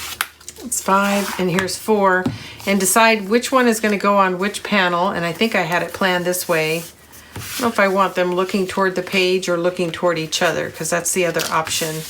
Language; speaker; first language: English; native; English